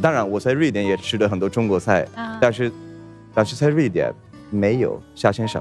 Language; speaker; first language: Chinese; non-native, fluent; Swedish